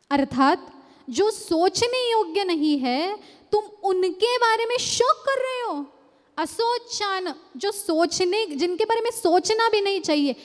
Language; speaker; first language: Hindi; non-native, local second language; Marathi